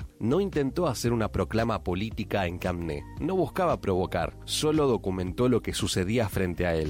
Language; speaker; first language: Spanish; native; Spanish